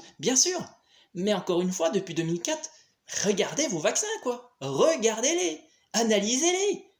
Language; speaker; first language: French; native; French